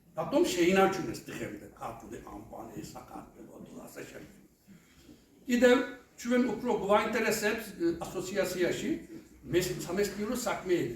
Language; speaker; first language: Georgian; non-native, fluent; Turkish